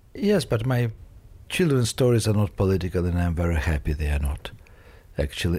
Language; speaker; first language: English; non-native, fluent; Russian